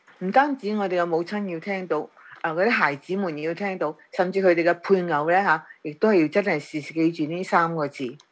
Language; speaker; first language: Chinese; non-native, local second language; Cantonese